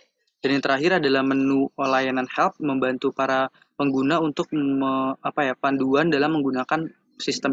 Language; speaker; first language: Indonesian; native; Indonesian